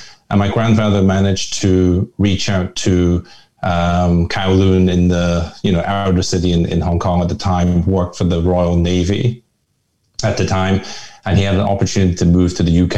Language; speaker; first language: English; non-native, local second language; Hakka Chinese